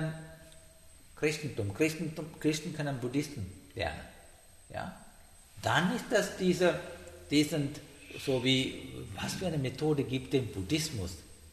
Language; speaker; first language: German; non-native, learner; Sinhala